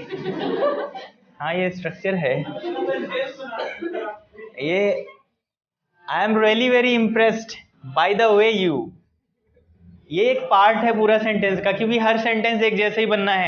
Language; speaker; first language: Hindi; native; Hindi